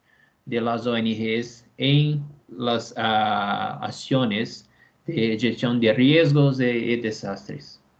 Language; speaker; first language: Spanish; non-native, fluent; Portuguese